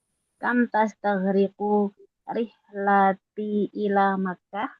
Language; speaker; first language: Arabic; non-native, learner; Indonesian